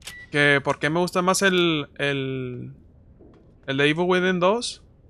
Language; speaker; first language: Spanish; early bilingual, heritage; Spanish